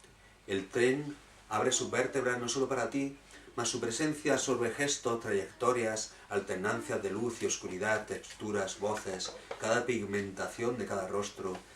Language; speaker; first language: Spanish; native; Spanish